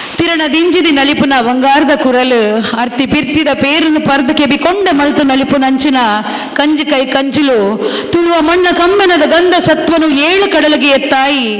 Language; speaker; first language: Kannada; non-native, local second language; Tulu